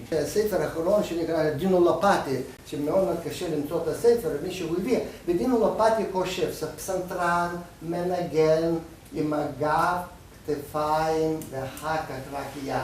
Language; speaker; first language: Hebrew; non-native, fluent; Russian